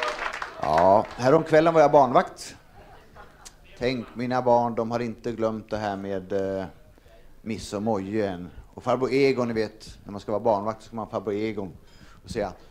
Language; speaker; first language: Swedish; native; Swedish